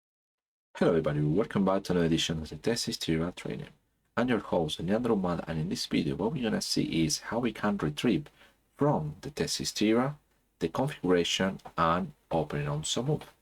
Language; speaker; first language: English; non-native, fluent; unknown